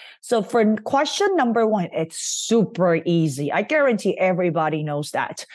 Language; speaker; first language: English; non-native, fluent; Chinese